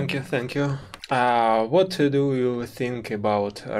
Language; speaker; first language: English; non-native, learner; Russian